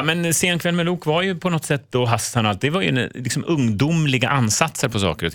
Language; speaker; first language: Swedish; native; Swedish